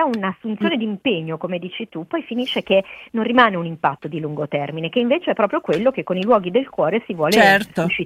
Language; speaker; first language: Italian; native; Italian